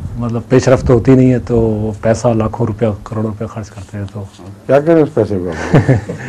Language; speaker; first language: Urdu; native; Urdu